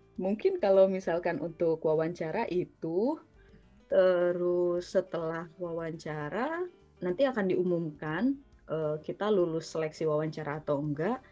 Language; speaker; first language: Indonesian; native; Indonesian